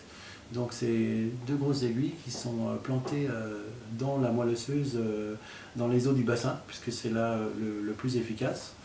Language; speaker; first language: French; native; French